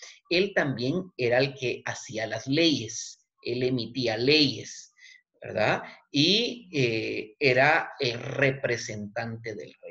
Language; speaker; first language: Spanish; native; Spanish